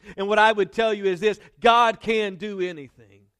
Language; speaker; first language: English; native; English